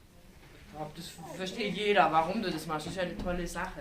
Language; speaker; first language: German; native; German